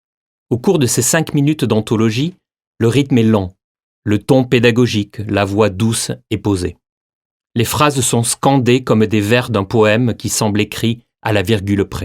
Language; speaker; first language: French; native; French